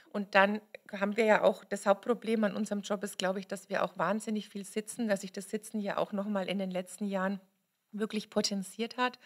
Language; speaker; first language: German; native; German